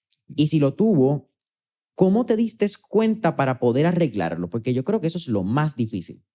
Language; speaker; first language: Spanish; native; Spanish